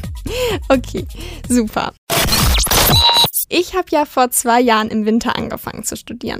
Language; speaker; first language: German; native; German